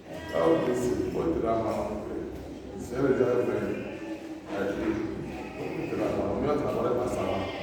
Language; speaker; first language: Portuguese; non-native, learner; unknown